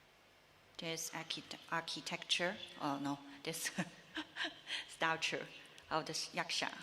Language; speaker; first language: English; non-native, learner; Chinese